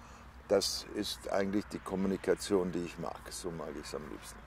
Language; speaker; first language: German; native; German